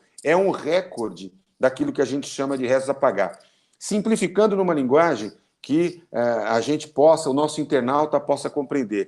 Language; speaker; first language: Portuguese; native; Portuguese